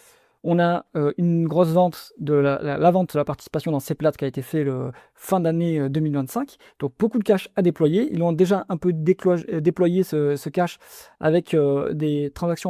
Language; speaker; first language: French; native; French